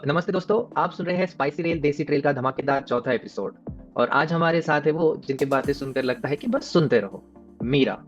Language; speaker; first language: Hindi; native; Hindi